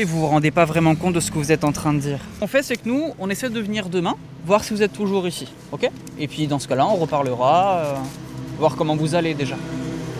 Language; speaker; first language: French; native; French